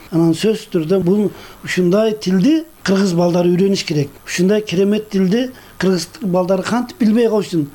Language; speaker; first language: Kyrgyz; native; Kyrgyz